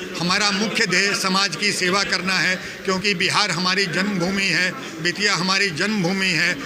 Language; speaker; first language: Hindi; native; Hindi